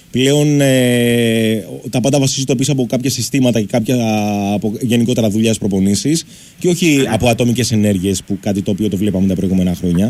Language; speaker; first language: Greek; native; Greek